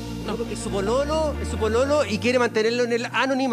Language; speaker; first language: Spanish; native; Spanish